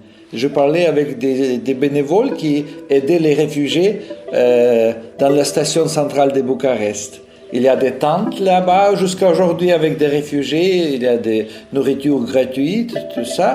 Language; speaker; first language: French; non-native, fluent; Russian